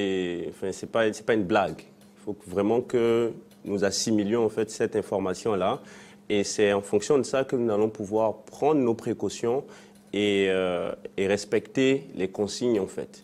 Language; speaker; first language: French; non-native, local second language; Fon